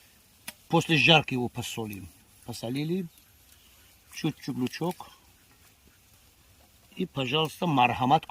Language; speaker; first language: Russian; non-native, learner; Tajik